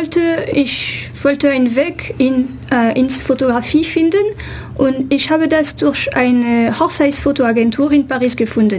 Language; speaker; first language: German; non-native, fluent; French